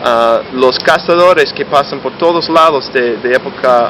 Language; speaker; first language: Spanish; non-native, fluent; English